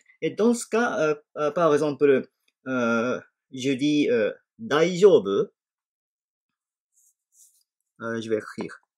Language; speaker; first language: French; non-native, fluent; Japanese